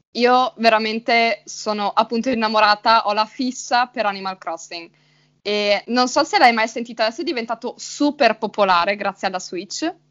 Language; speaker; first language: Italian; native; Italian